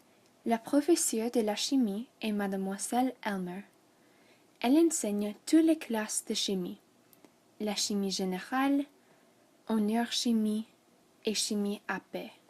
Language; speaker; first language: French; non-native, learner; English